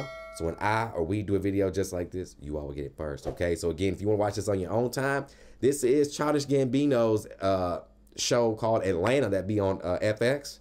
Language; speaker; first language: English; native; English